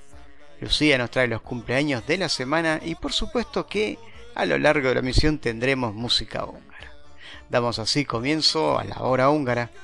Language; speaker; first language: Spanish; native; Spanish